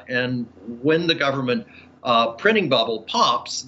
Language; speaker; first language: English; native; English